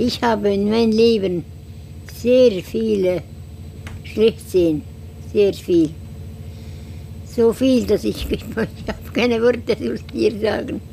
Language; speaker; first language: German; non-native, learner; Estonian